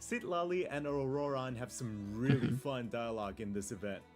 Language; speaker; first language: English; native; English